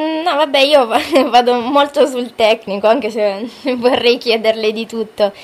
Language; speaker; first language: Italian; native; Italian